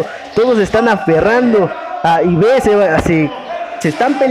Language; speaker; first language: Spanish; native; Spanish